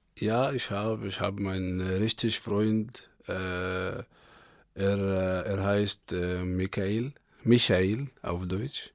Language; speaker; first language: German; non-native, learner; Arabic